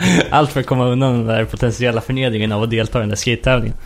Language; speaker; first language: Swedish; native; Swedish